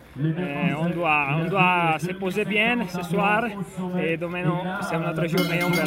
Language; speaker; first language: French; non-native, learner; Italian